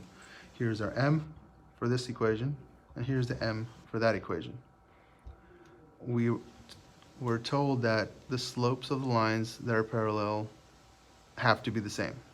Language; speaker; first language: English; native; English